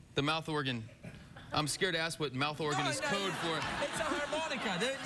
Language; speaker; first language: English; native; English